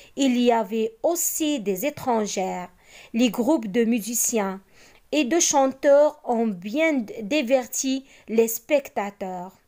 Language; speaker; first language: French; non-native, local second language; Arabic